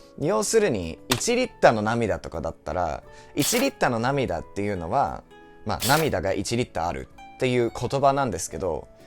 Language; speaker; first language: Japanese; non-native, fluent; English